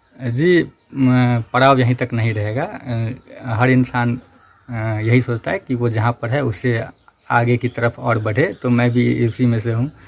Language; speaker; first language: Hindi; non-native, local second language; Maithili